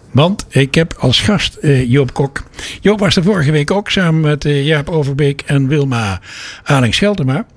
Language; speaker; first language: Dutch; native; Dutch